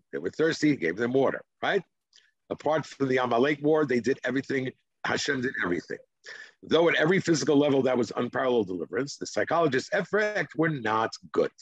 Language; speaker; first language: English; non-native, fluent; Hebrew